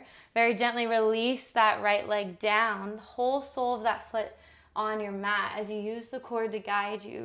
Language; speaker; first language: English; native; English